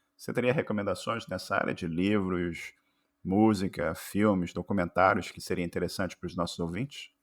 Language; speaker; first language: Portuguese; native; Portuguese